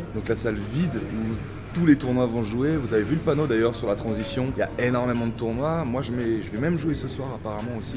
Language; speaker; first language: French; native; French